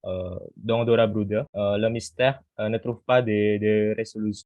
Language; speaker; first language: French; non-native, learner; Indonesian